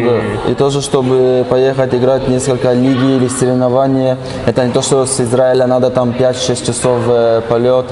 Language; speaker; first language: Russian; early bilingual, heritage; Russian